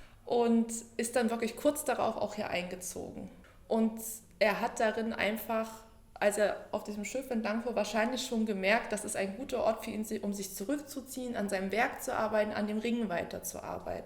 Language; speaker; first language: German; native; German